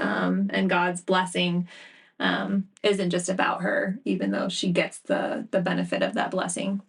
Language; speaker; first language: English; native; English